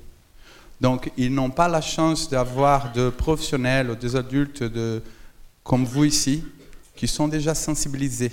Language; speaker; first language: French; non-native, fluent; Portuguese